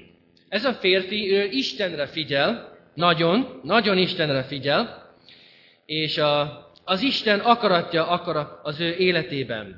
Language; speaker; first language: Hungarian; non-native, fluent; English